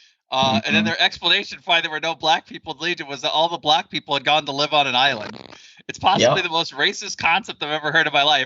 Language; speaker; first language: English; native; English